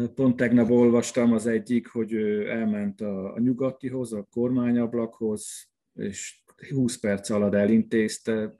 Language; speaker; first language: Hungarian; non-native, fluent; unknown